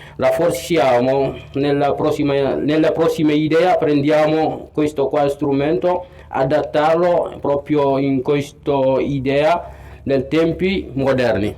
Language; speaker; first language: Italian; non-native, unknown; Fula